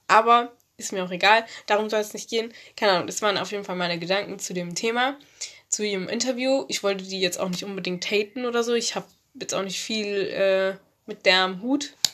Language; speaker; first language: German; early bilingual, other home language; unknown